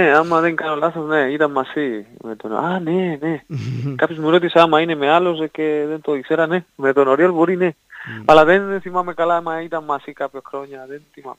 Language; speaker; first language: Greek; non-native, learner; Spanish